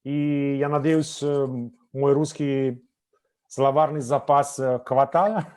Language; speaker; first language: Russian; non-native, fluent; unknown